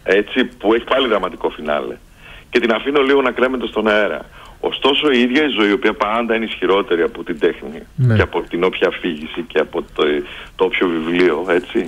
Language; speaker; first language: Greek; native; Greek